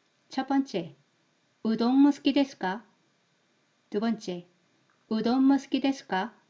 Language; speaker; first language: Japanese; non-native, fluent; Korean